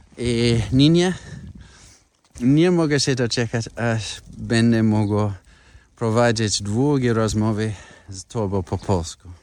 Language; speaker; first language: Polish; non-native, learner; English